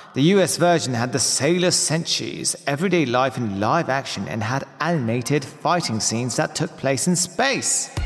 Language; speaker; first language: English; early bilingual, heritage; English